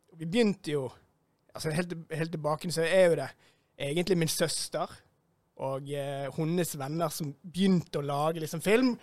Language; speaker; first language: Norwegian; native; Norwegian